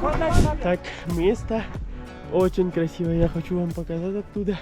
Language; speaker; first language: Russian; non-native, learner; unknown